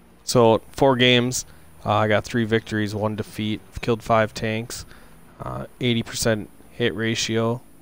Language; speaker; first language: English; native; English